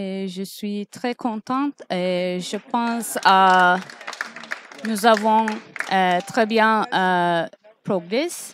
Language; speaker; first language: French; non-native, learner; Turkish